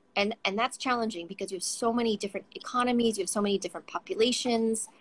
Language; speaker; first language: English; native; English